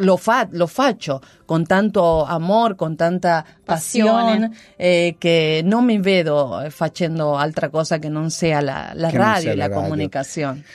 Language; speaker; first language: Italian; non-native, learner; Spanish